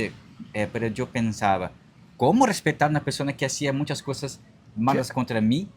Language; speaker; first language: Spanish; non-native, learner; Portuguese